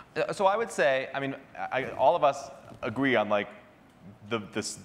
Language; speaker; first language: English; native; English